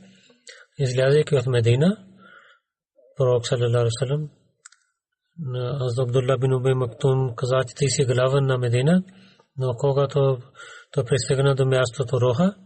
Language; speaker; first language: Bulgarian; non-native, learner; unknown